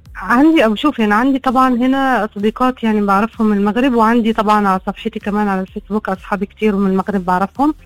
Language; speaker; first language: Arabic; native; Arabic